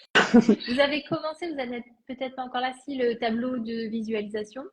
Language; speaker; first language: French; native; French